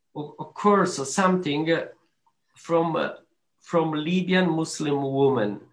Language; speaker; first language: English; non-native, learner; Arabic